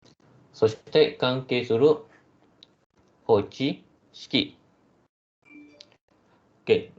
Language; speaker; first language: Japanese; non-native, fluent; Malay